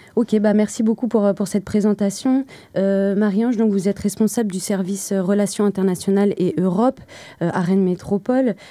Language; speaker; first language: French; native; French